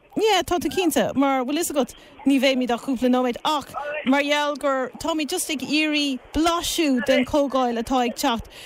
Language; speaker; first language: Irish; native; Irish